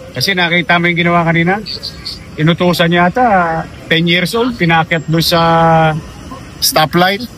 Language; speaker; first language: Filipino; native; Filipino